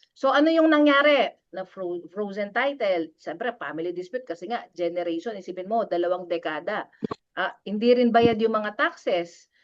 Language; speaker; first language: Filipino; non-native, local second language; Pampanga